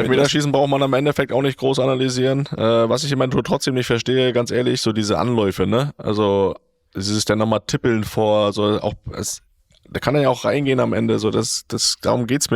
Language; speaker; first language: German; native; German